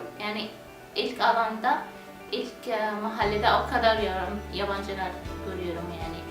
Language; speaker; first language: Turkish; non-native, learner; Arabic